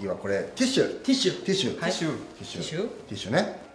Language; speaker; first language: Japanese; non-native, learner; Korean